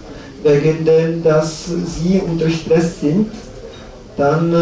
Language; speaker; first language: German; non-native, learner; Czech